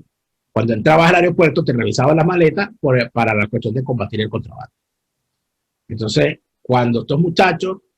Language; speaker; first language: Spanish; native; Spanish